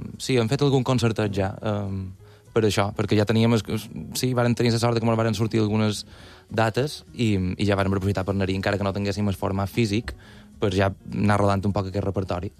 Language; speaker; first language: Catalan; native; Catalan